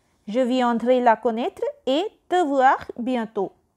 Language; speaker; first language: French; non-native, fluent; Hindi